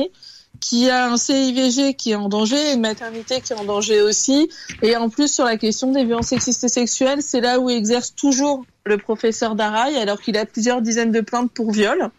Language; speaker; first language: French; native; French